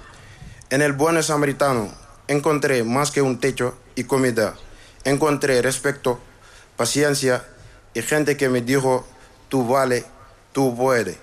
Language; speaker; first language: Spanish; non-native, learner; Wolof